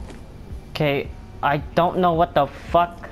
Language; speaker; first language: English; native; English